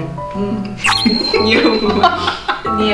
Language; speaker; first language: Japanese; non-native, fluent; English